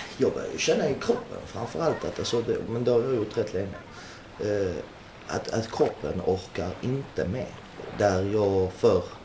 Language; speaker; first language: Swedish; early bilingual, other home language; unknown